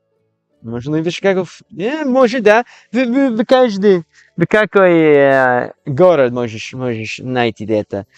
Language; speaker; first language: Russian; non-native, learner; English